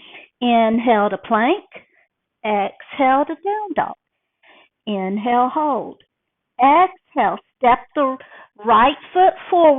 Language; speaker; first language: English; native; English